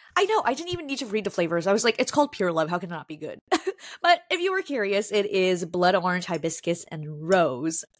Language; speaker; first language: English; native; English